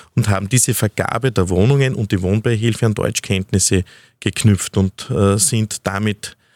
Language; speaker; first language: German; native; German